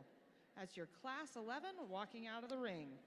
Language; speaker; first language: English; native; English